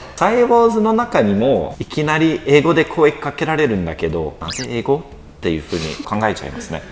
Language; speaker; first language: Japanese; non-native, fluent; French